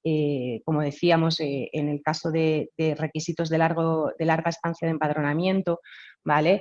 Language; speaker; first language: Spanish; native; Spanish